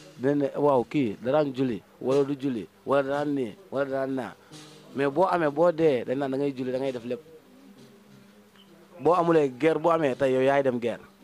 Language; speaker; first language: Wolof; native; Wolof